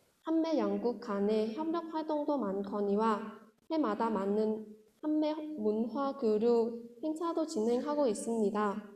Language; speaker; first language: Korean; non-native, fluent; Vietnamese